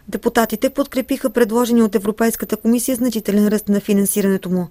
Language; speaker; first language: Bulgarian; native; Bulgarian